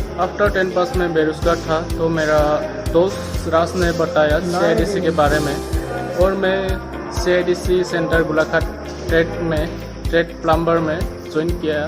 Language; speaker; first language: Hindi; non-native, local second language; Assamese